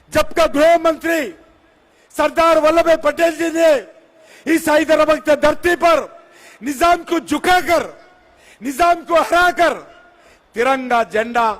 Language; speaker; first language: Hindi; non-native, local second language; Telugu